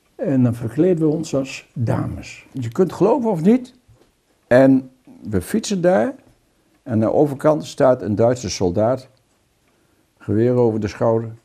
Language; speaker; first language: Dutch; native; Dutch